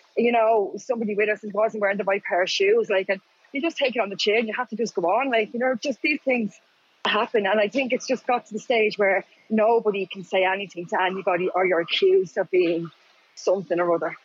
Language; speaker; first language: English; native; English